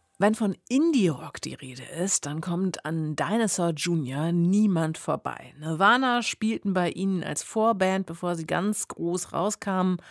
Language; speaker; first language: German; native; German